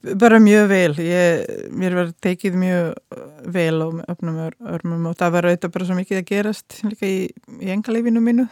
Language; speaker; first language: Icelandic; non-native, fluent; Croatian